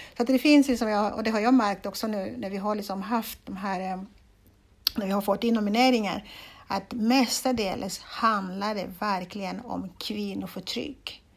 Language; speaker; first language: Swedish; non-native, fluent; Kongo